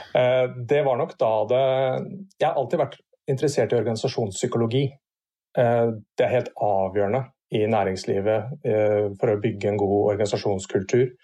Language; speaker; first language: Norwegian; native; Norwegian